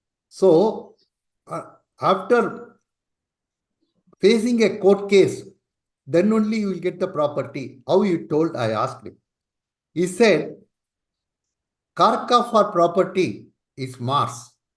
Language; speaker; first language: English; non-native, local second language; Tamil